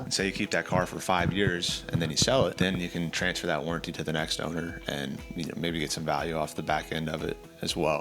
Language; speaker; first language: English; native; English